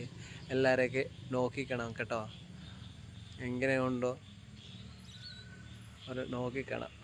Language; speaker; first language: Malayalam; non-native, local second language; Assamese